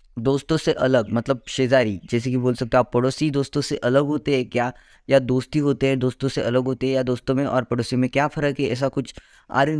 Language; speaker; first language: Hindi; non-native, local second language; Marathi